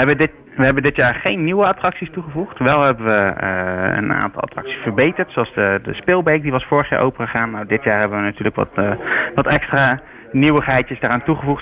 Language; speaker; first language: Dutch; native; Dutch